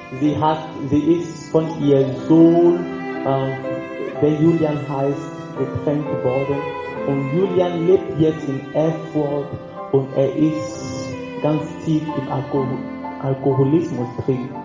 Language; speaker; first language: German; non-native, fluent; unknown